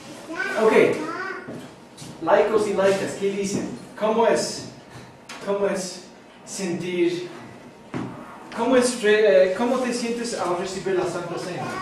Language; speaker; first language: Spanish; non-native, fluent; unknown